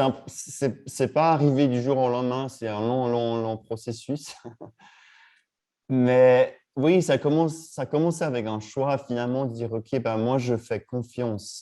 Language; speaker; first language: French; native; French